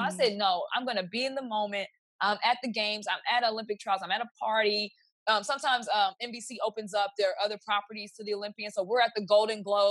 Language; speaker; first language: English; native; English